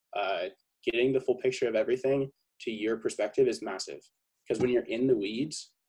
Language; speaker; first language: English; native; English